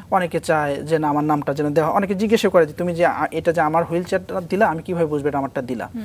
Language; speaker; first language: Bangla; native; Bangla